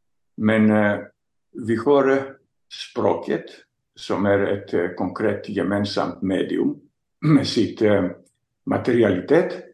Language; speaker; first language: Swedish; non-native, fluent; Greek